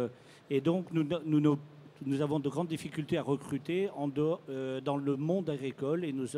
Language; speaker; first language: French; native; French